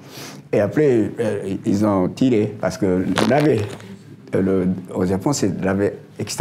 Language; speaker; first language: French; non-native, learner; Japanese